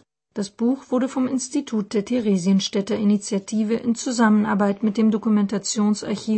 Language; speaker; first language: German; native; German